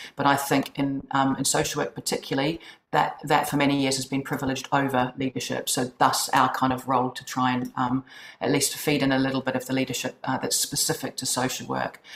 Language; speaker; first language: English; native; English